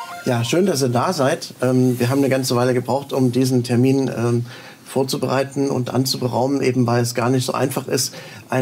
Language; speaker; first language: German; native; German